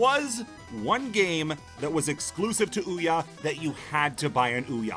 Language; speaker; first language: English; native; English